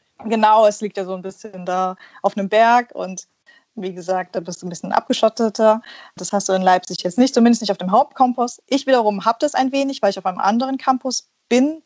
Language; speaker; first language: German; early bilingual, other home language; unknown